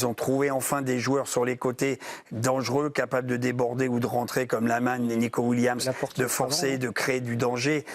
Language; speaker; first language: French; native; French